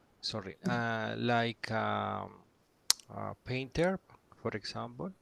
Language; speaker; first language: English; non-native, learner; Spanish